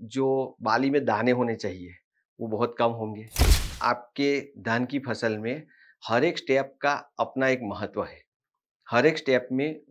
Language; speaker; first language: Hindi; non-native, local second language; Marathi